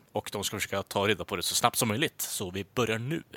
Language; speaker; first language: Swedish; native; Swedish